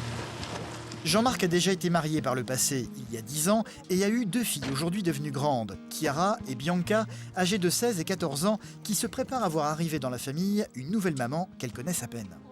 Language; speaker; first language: French; native; French